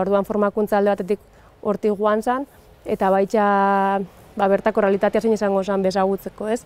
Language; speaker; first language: Basque; native; Basque